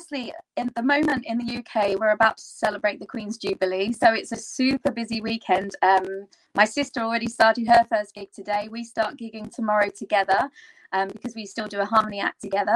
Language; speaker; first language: English; native; English